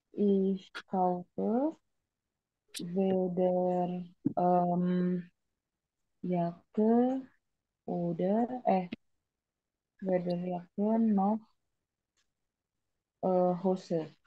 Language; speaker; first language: German; non-native, fluent; Indonesian